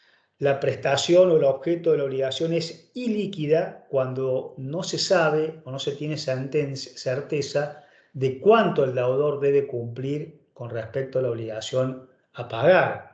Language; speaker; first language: Spanish; native; Spanish